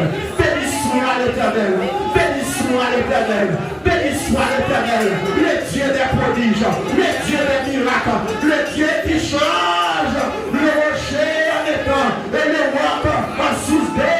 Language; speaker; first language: French; non-native, local second language; Haitian Creole